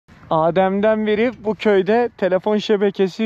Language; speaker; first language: Turkish; native; Turkish